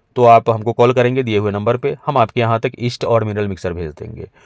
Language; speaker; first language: Hindi; native; Hindi